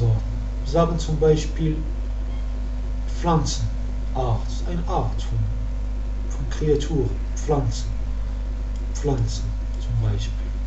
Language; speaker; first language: German; non-native, fluent; Arabic